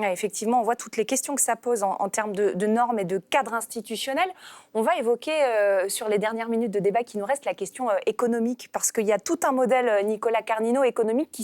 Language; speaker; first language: French; native; French